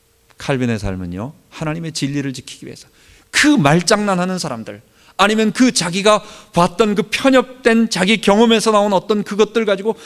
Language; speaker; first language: Korean; native; Korean